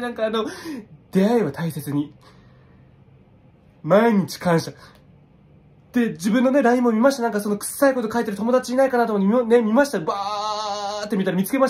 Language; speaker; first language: Japanese; native; Japanese